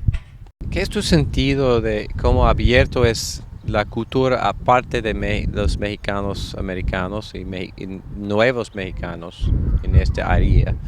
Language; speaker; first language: Spanish; non-native, fluent; English